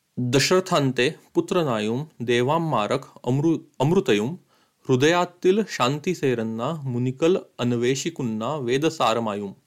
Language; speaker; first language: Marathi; early bilingual, heritage; Marathi